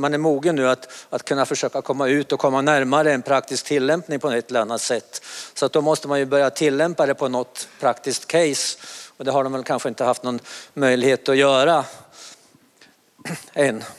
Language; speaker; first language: Swedish; native; Swedish